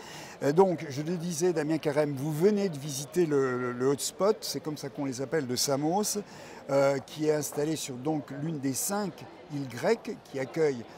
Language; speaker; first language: French; native; French